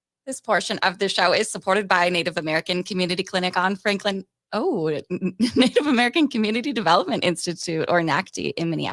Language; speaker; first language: English; native; English